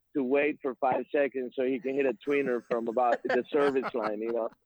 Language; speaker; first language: English; non-native, fluent; Spanish